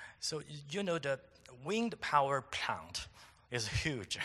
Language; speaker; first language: English; non-native, fluent; Chinese